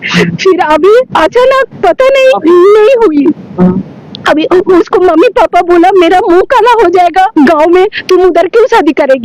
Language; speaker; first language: Hindi; non-native, local second language; Bangla